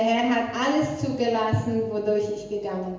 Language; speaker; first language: German; non-native, fluent; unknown